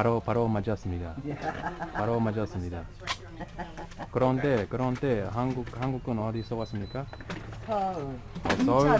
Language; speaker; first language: Korean; non-native, learner; English